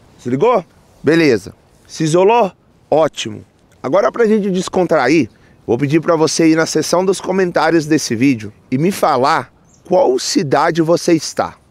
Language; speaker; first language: Portuguese; native; Portuguese